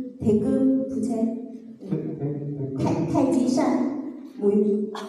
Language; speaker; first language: Korean; non-native, learner; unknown